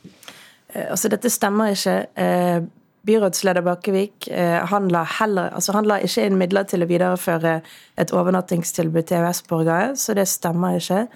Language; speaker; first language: Norwegian; native; Norwegian